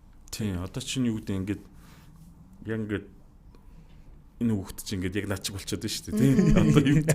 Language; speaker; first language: Mongolian; native; Mongolian